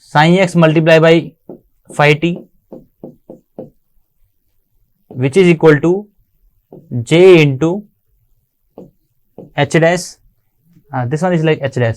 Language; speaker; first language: English; non-native, local second language; Hindi